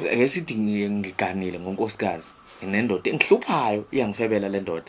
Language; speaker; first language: Zulu; native; Zulu